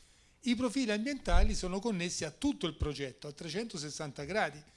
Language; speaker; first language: Italian; native; Italian